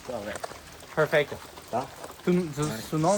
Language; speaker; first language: Portuguese; non-native, learner; English